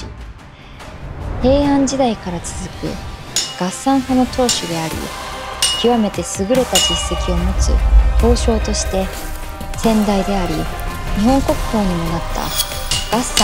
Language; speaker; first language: Japanese; native; Japanese